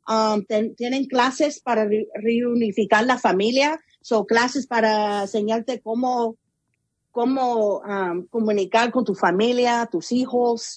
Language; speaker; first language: Spanish; early bilingual, heritage; Spanish